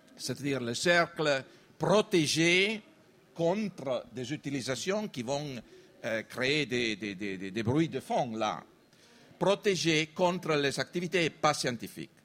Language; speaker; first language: French; non-native, fluent; Italian